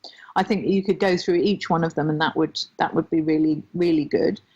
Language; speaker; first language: English; native; English